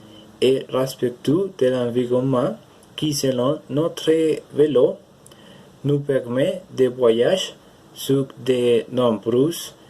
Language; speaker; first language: French; non-native, learner; Spanish